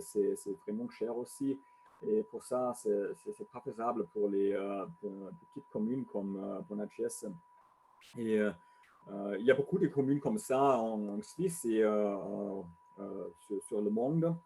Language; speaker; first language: French; non-native, learner; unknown